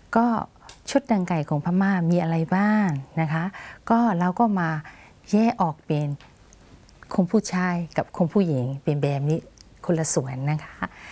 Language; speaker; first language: Thai; non-native, fluent; Burmese